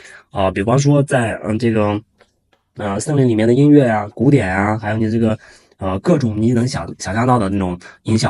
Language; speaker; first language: Chinese; native; Chinese